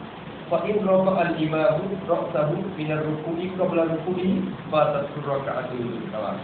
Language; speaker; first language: Arabic; non-native, fluent; Malay